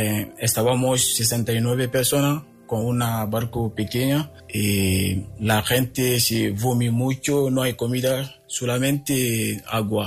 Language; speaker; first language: Spanish; non-native, local second language; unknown